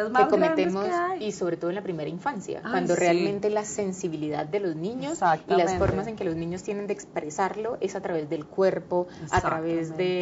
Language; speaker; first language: Spanish; native; Spanish